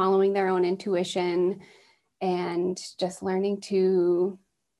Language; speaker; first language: English; native; English